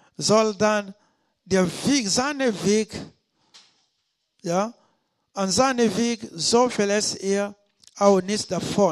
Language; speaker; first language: German; non-native, learner; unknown